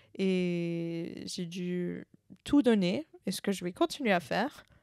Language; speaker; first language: French; native; French